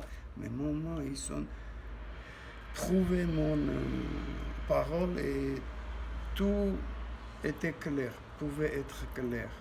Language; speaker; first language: French; non-native, learner; Armenian